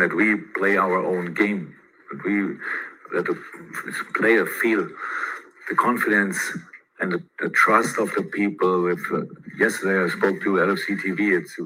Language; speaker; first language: English; non-native, fluent; German